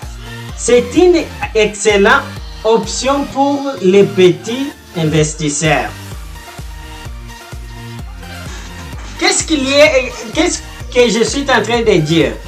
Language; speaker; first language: French; non-native, fluent; Portuguese